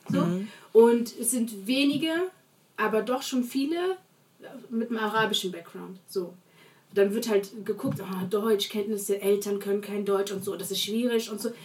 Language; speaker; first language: German; early bilingual, other home language; Portuguese